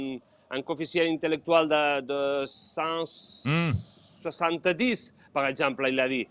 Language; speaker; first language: French; non-native, fluent; Spanish